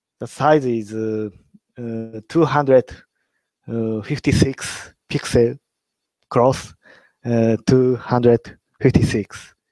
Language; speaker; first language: English; non-native, learner; Japanese